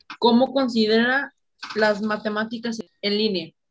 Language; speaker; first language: Spanish; native; Spanish